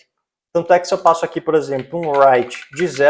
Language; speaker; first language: Portuguese; native; Portuguese